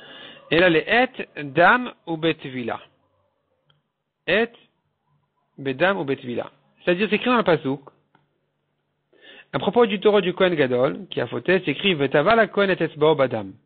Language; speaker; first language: French; native; French